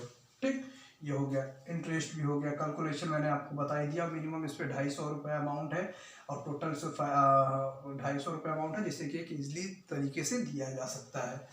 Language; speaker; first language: Hindi; native; Hindi